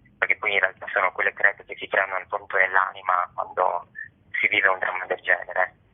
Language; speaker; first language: Italian; native; Italian